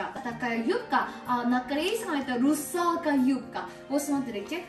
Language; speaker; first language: Russian; non-native, fluent; Korean